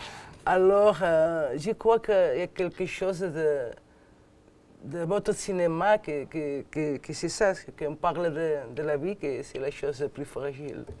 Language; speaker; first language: French; non-native, learner; Catalan